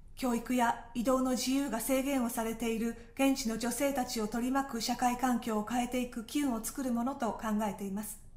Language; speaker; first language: Japanese; native; Japanese